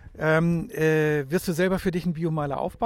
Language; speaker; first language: German; native; German